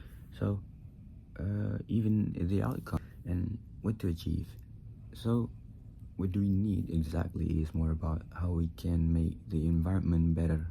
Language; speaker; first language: English; non-native, local second language; Indonesian